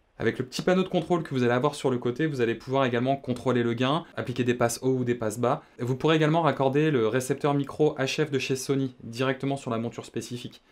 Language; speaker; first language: French; native; French